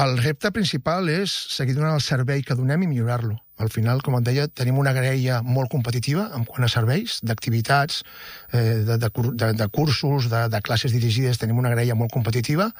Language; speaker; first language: Catalan; native; Catalan